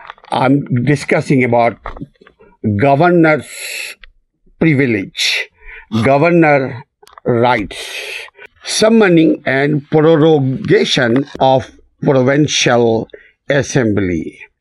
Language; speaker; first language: English; non-native, local second language; Urdu